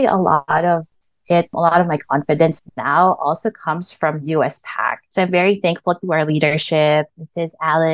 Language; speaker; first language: English; non-native, local second language; Filipino